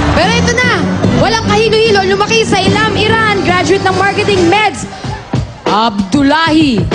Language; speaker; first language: Filipino; native; Filipino